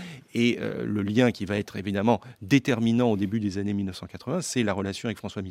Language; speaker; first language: French; native; French